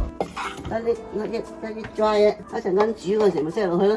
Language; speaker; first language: Cantonese; native; Cantonese